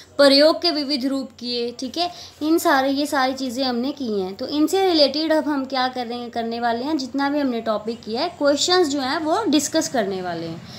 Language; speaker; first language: Hindi; native; Hindi